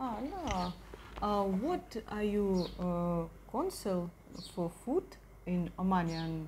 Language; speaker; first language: English; non-native, learner; Russian